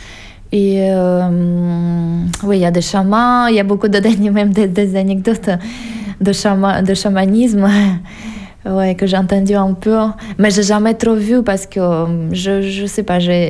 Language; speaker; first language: French; non-native, fluent; Russian